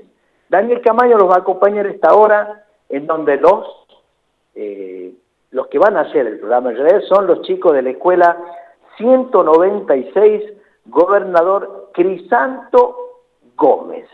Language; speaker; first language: Spanish; native; Spanish